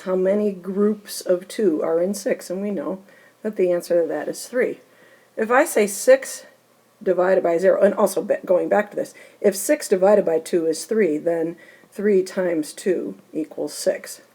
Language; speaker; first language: English; native; English